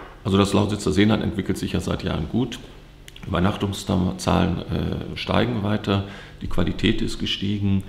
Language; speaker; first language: German; native; German